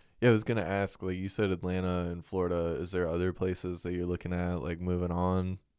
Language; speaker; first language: English; native; English